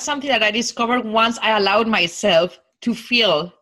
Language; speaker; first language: English; non-native, fluent; Spanish